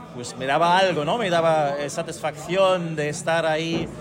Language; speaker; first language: Spanish; non-native, fluent; German